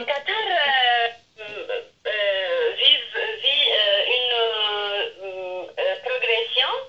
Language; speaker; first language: French; non-native, local second language; Arabic